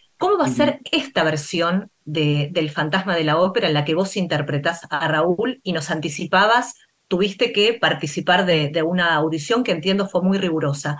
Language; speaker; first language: Spanish; native; Spanish